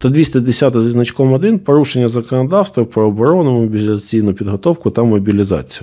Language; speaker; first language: Russian; native; Russian